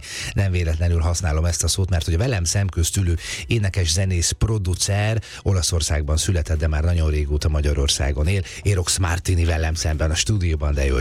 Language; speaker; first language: Hungarian; native; Hungarian